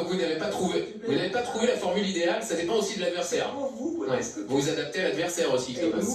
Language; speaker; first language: French; native; French